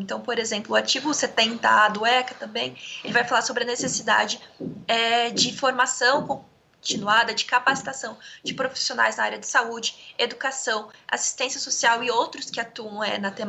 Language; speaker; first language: Portuguese; native; Portuguese